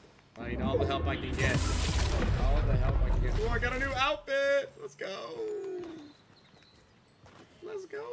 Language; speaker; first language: English; native; English